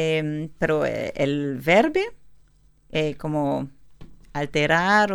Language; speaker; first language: Spanish; non-native, learner; French